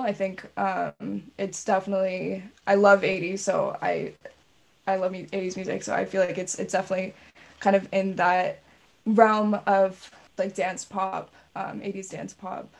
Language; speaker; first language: English; native; English